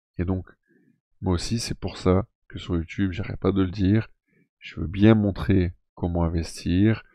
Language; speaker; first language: French; native; French